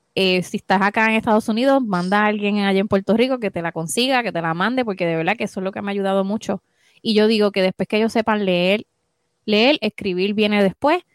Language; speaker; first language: Spanish; native; Spanish